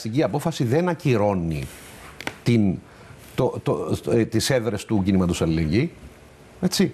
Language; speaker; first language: Greek; native; Greek